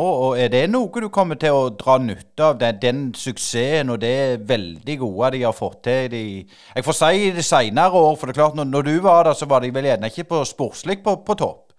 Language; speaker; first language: Norwegian; native; Norwegian